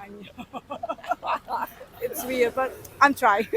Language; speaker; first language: English; non-native, learner; Portuguese